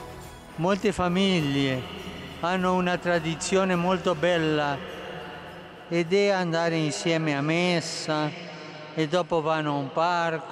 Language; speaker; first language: Italian; non-native, fluent; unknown